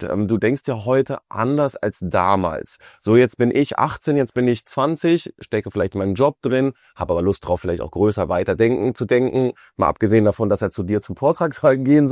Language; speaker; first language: German; native; German